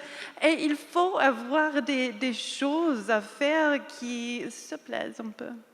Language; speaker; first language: French; non-native, fluent; English